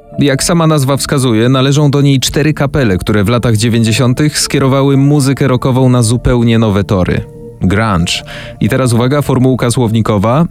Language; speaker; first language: Polish; native; Polish